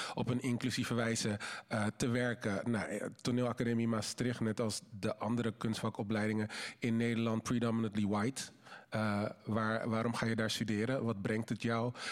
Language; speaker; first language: Dutch; native; Dutch